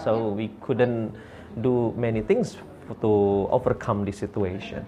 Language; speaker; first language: English; non-native, fluent; Indonesian